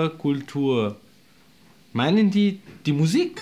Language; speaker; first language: German; non-native, fluent; Arabic